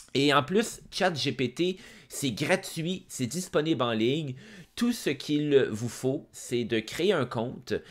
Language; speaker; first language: French; native; French